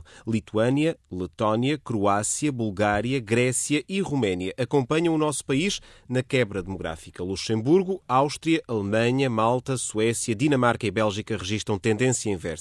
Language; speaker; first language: Portuguese; native; Portuguese